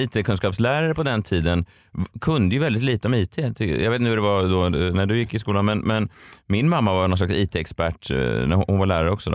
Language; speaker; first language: Swedish; native; Swedish